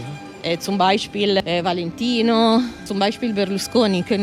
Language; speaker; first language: German; non-native, learner; Italian